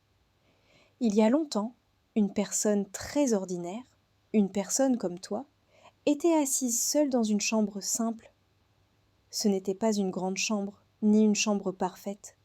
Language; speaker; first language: French; non-native, fluent; Hindi